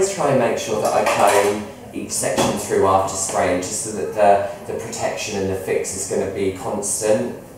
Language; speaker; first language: English; native; English